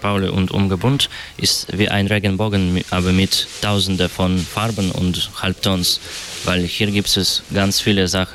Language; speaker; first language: German; non-native, learner; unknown